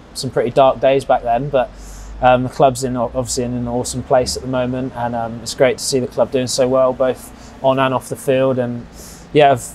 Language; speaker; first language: English; native; English